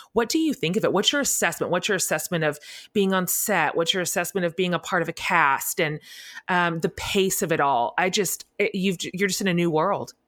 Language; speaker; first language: English; native; English